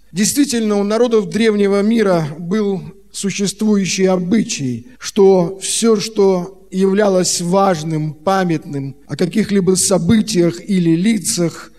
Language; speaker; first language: Russian; native; Russian